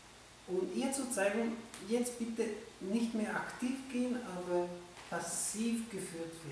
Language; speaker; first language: German; non-native, fluent; Italian